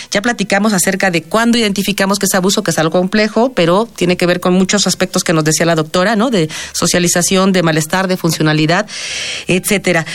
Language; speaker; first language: Spanish; native; Spanish